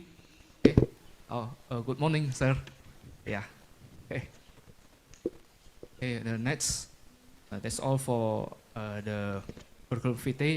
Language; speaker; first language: English; non-native, fluent; Indonesian